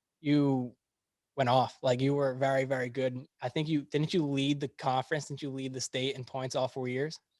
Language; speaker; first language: English; native; English